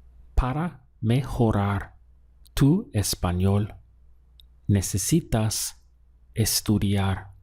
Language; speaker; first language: Spanish; non-native, fluent; English